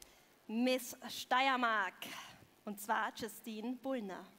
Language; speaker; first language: German; native; German